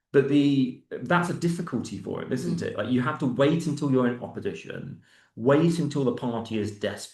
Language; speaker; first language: English; native; English